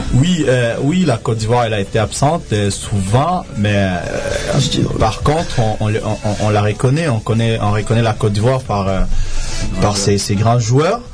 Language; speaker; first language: French; native; French